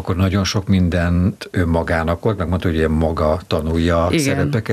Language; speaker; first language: Hungarian; native; Hungarian